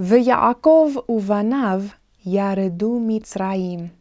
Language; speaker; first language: Hebrew; non-native, fluent; English